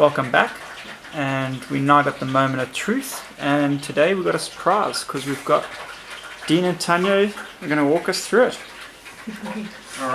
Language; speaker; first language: English; native; English